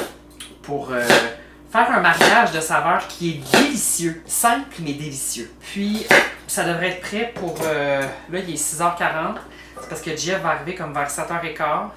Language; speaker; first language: French; native; French